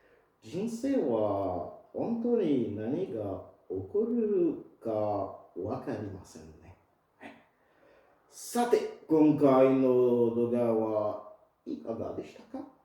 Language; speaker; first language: Japanese; non-native, fluent; French